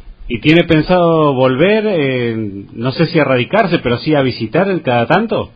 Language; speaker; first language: Spanish; native; Spanish